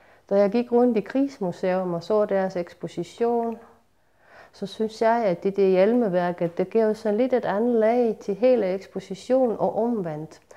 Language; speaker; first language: Danish; non-native, fluent; Estonian